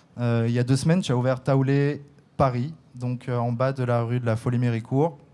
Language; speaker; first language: French; native; French